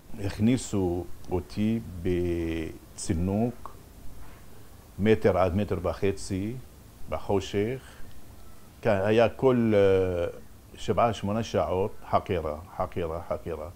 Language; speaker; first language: Hebrew; non-native, fluent; Arabic